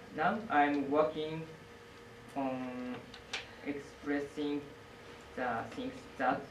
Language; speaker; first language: English; non-native, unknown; Japanese